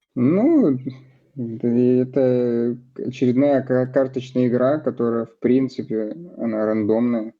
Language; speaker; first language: Russian; native; Russian